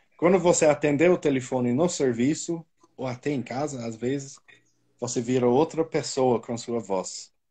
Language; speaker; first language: Portuguese; non-native, fluent; English